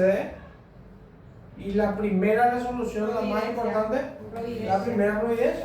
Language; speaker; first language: Spanish; native; Spanish